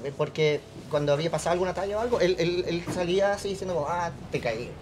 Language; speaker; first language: Spanish; native; Spanish